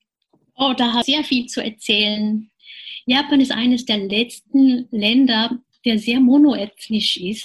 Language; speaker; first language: German; non-native, fluent; Japanese